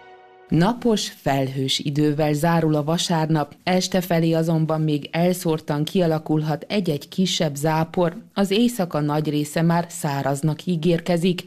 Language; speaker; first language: Hungarian; native; Hungarian